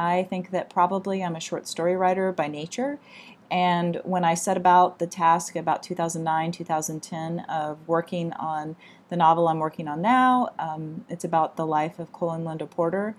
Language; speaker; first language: English; native; English